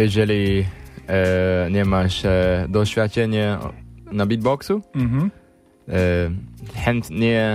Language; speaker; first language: Polish; non-native, learner; English